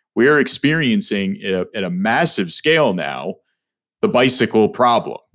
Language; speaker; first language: English; native; English